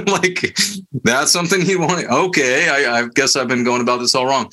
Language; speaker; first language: English; native; English